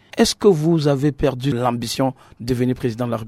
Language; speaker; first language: French; non-native, local second language; Sango